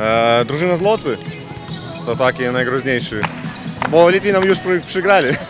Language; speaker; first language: Polish; early bilingual, heritage; Polish